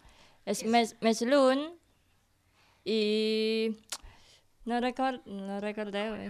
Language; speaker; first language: Catalan; non-native, learner; Indonesian